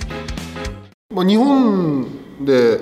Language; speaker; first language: Japanese; native; Japanese